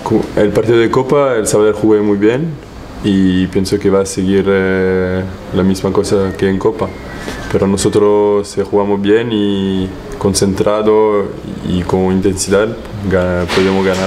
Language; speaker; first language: Spanish; non-native, learner; French